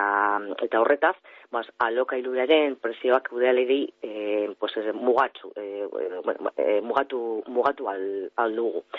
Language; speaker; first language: Basque; non-native, local second language; Spanish